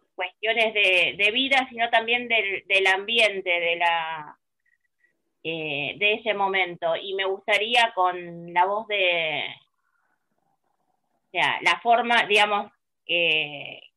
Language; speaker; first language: Spanish; native; Spanish